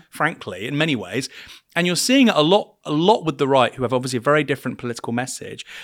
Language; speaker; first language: English; native; English